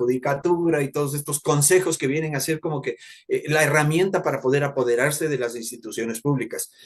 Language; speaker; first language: Spanish; native; Spanish